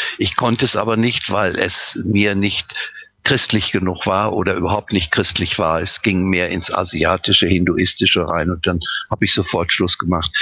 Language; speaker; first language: German; native; German